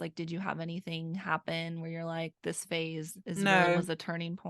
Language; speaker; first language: English; native; English